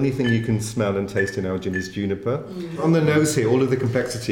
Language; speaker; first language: English; native; English